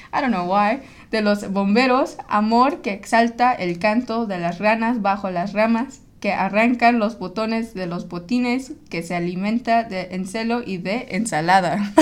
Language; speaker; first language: Spanish; early bilingual, heritage; Spanish